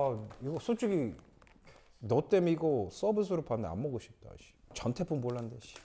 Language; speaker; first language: Korean; early bilingual, other home language; English